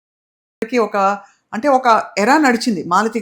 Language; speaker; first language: Telugu; native; Telugu